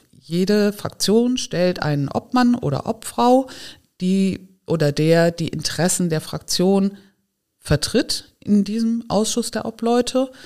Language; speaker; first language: German; native; German